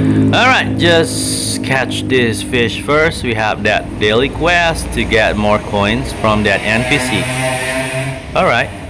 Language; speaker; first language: English; non-native, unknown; Indonesian